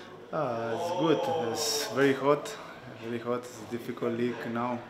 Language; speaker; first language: English; non-native, learner; Spanish